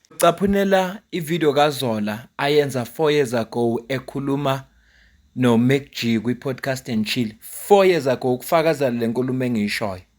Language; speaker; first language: Zulu; native; Zulu